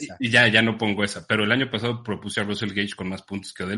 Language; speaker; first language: Spanish; native; Spanish